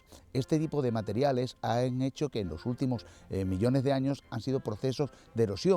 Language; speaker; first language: Spanish; native; Spanish